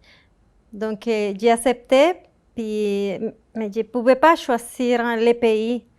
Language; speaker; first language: French; non-native, fluent; Spanish